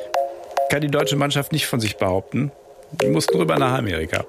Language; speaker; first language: German; native; German